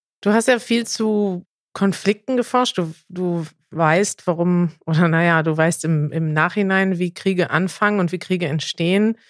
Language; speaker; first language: German; native; German